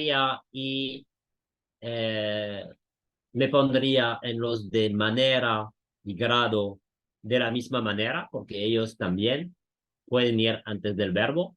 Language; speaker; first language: Spanish; non-native, fluent; French